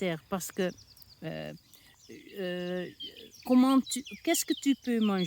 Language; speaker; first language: French; non-native, learner; Dutch